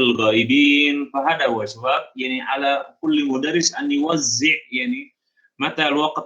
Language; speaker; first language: Arabic; non-native, fluent; Indonesian